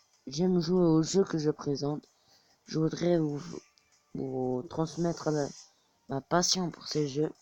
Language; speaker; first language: French; native; French